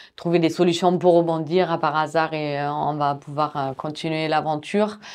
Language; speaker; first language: French; non-native, fluent; German